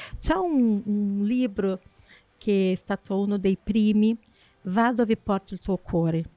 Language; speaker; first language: Italian; non-native, fluent; Portuguese